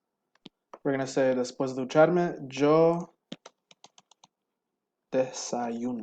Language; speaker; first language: Spanish; non-native, fluent; English